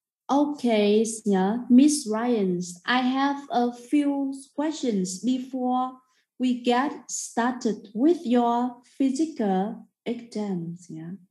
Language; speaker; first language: English; non-native, fluent; Vietnamese